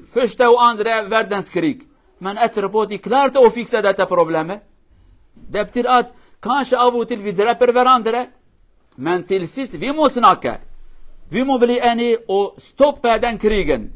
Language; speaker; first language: Norwegian; non-native, fluent; Kurdish